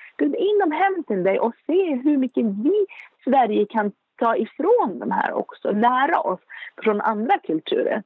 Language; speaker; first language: Swedish; non-native, fluent; Arabic